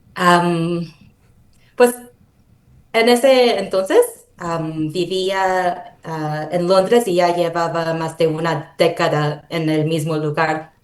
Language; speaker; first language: Spanish; non-native, fluent; Korean